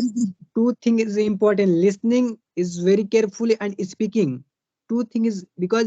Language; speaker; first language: English; non-native, learner; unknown